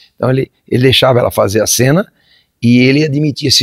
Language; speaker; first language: Portuguese; native; Portuguese